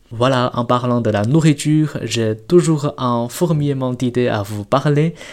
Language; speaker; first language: French; non-native, fluent; Chinese